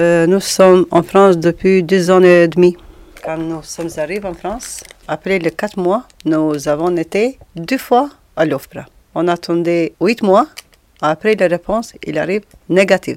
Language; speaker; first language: French; non-native, learner; Albanian